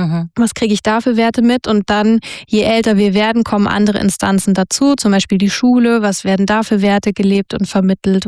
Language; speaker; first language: German; native; German